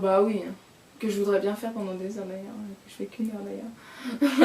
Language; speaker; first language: French; native; French